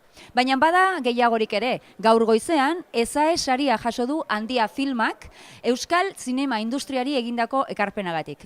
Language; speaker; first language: Basque; native; Basque